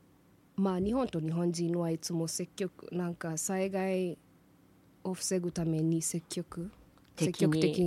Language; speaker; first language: Japanese; non-native, learner; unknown